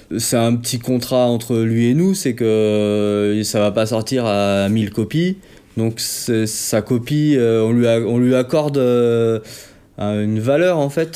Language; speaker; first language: French; native; French